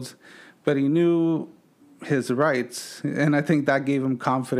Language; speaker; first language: English; native; English